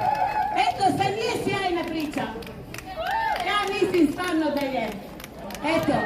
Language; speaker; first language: Croatian; native; Croatian